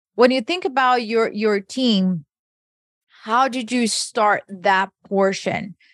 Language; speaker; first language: English; early bilingual, other home language; Portuguese